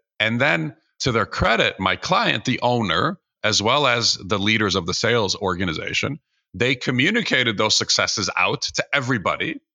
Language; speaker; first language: English; early bilingual, other home language; Russian